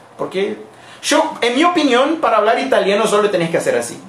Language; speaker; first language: Spanish; non-native, fluent; Portuguese